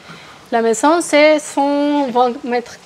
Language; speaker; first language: French; non-native, fluent; Spanish